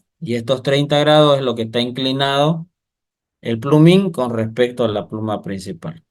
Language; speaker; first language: Spanish; native; Spanish